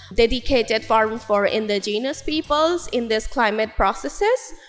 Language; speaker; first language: English; non-native, local second language; Kok Borok